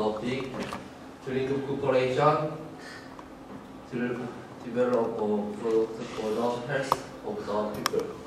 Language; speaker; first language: English; non-native, learner; Korean